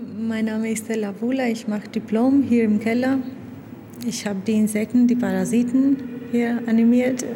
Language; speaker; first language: German; non-native, fluent; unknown